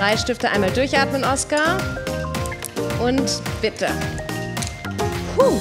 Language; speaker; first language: German; native; German